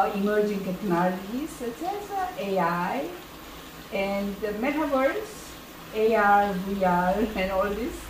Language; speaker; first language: English; non-native, fluent; Korean